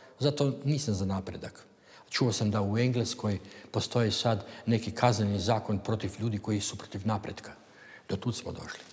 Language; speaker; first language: Croatian; native; Croatian